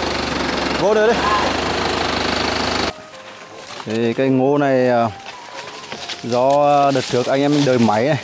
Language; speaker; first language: Vietnamese; native; Vietnamese